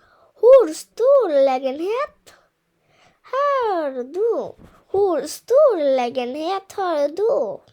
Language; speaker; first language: Swedish; non-native, fluent; Bangla